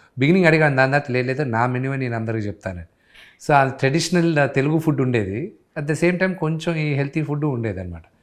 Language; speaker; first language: Telugu; native; Telugu